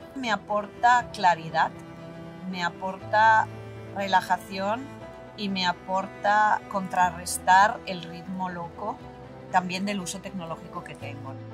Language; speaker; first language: Spanish; non-native, fluent; Italian